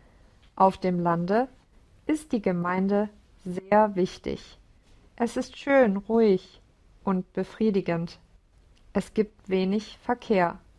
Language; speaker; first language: German; non-native, learner; English